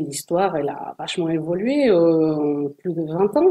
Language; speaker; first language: French; non-native, fluent; Spanish